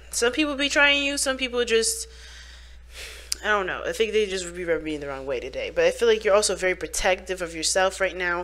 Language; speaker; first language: English; native; English